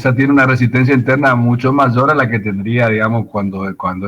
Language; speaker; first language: Spanish; native; Spanish